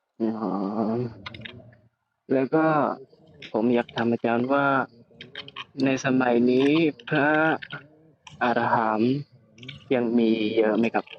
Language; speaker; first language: Thai; non-native, local second language; Mon